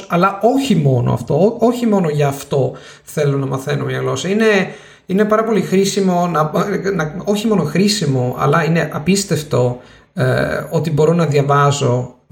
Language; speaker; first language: Greek; non-native, fluent; Italian